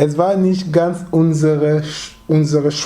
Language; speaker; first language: German; non-native, fluent; French